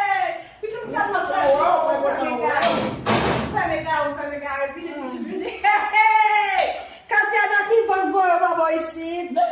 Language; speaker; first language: Portuguese; non-native, learner; Haitian Creole